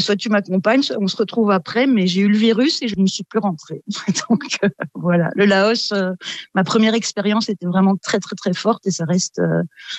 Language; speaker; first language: French; native; French